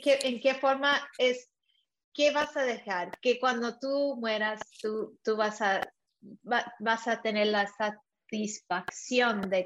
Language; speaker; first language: Spanish; early bilingual, heritage; English